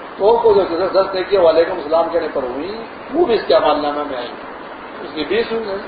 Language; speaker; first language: Urdu; non-native, local second language; Pashto